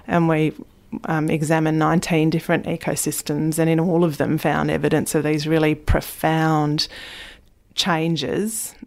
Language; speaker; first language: English; native; English